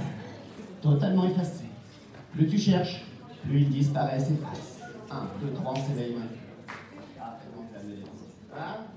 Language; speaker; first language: French; native; French